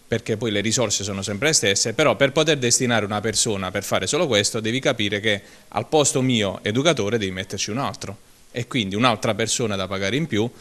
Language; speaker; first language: Italian; native; Italian